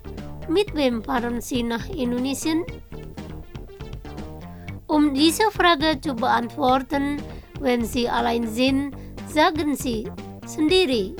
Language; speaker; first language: German; non-native, fluent; Indonesian